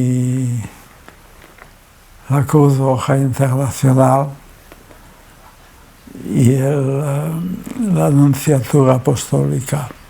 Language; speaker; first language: Spanish; early bilingual, other home language; German